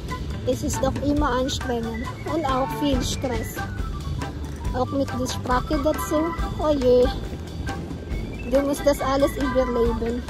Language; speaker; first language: German; non-native, learner; Cebuano